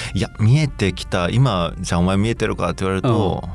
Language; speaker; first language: Japanese; native; Japanese